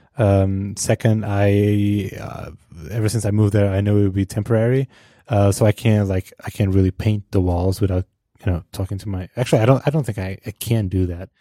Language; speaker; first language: English; non-native, fluent; Portuguese